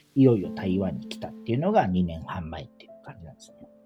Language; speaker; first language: Japanese; native; Japanese